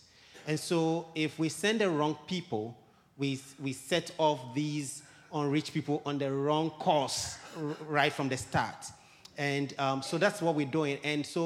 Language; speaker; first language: English; non-native, local second language; Ewe